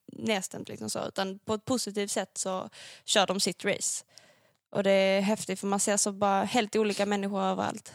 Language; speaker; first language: Swedish; native; Swedish